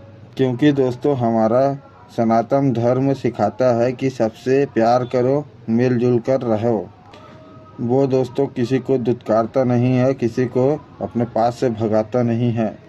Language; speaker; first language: Hindi; native; Hindi